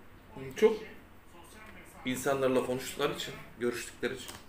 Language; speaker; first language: Turkish; native; Turkish